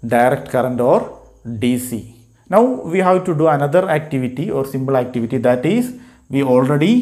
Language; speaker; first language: English; non-native, local second language; Malayalam